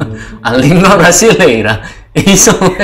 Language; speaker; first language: Portuguese; non-native, learner; Indonesian